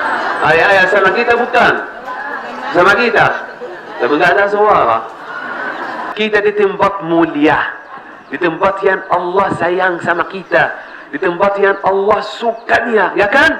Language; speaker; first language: Indonesian; non-native, learner; Arabic